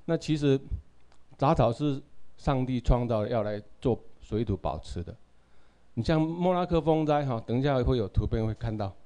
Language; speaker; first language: Chinese; non-native, local second language; Min Nan Chinese